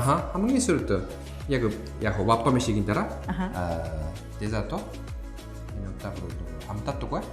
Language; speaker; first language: Mongolian; non-native, fluent; Japanese